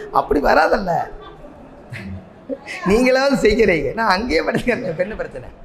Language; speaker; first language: Tamil; native; Tamil